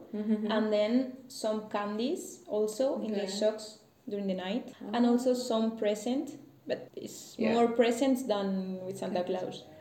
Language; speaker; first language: English; non-native, learner; Spanish